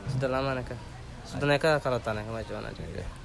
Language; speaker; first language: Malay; non-native, local second language; Rohingya